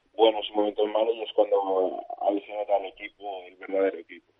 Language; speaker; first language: Spanish; native; Spanish